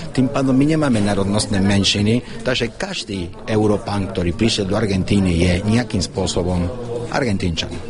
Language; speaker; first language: Slovak; non-native, fluent; Spanish